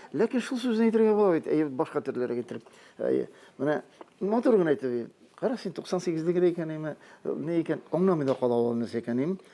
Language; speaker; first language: Tatar; native; Tatar